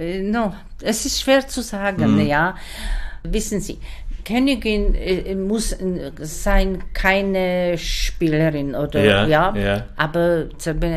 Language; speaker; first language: German; non-native, learner; Czech